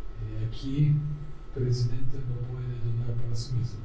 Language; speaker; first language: Spanish; non-native, learner; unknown